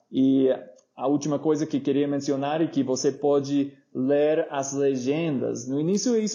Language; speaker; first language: Portuguese; non-native, fluent; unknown